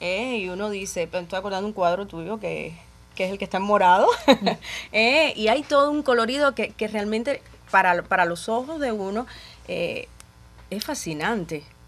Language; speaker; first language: Spanish; native; Spanish